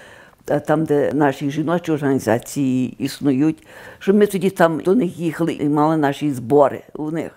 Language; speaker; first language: Ukrainian; early bilingual, heritage; Ukrainian